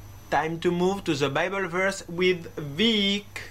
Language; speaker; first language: English; non-native, fluent; French